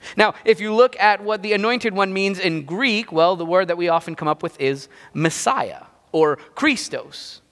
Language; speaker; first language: English; native; English